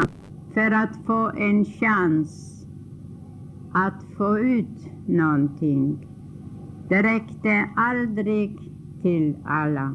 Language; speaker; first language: Swedish; non-native, fluent; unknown